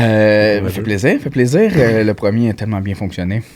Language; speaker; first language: French; native; French